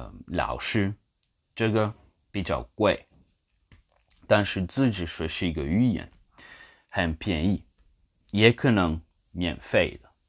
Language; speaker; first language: Chinese; non-native, fluent; English